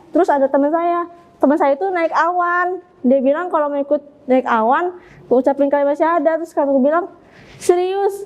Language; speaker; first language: Indonesian; native; Indonesian